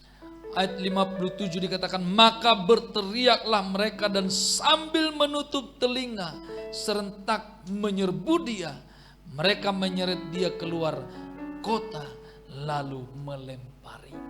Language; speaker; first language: Indonesian; native; Indonesian